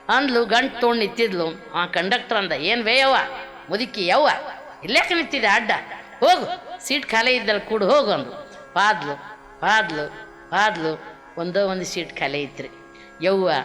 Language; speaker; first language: Kannada; native; Kannada